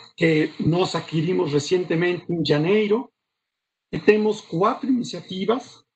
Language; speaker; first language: Portuguese; non-native, learner; Spanish